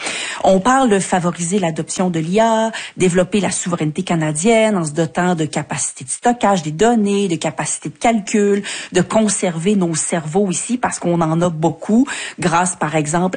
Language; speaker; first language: French; native; French